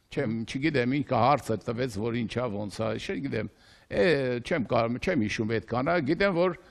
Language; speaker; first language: Armenian; native; Armenian